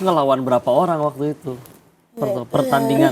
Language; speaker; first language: Indonesian; native; Indonesian